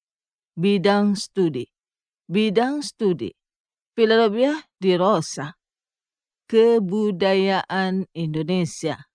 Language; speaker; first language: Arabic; non-native, fluent; Indonesian